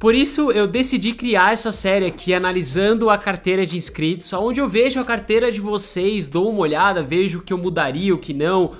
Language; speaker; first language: Portuguese; native; Portuguese